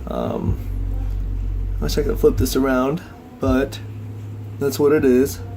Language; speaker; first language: English; native; English